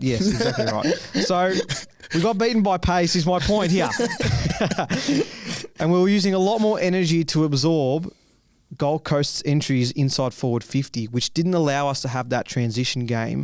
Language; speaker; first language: English; native; English